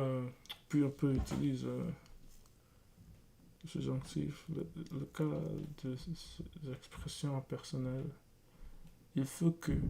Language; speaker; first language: French; non-native, learner; English